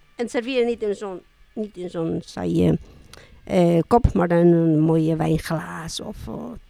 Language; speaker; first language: Dutch; non-native, fluent; Spanish